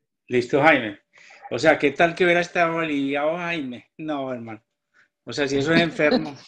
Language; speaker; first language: Spanish; native; Spanish